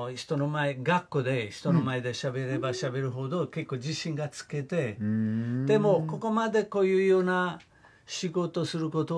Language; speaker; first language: Japanese; non-native, fluent; Italian